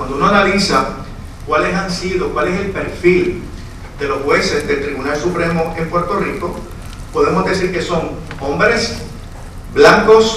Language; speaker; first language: Spanish; native; Spanish